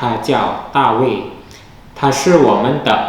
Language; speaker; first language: Chinese; non-native, fluent; Indonesian